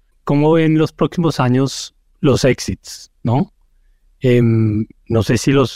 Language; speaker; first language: Spanish; native; Spanish